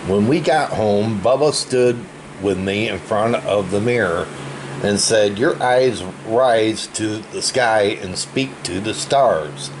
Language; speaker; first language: English; native; English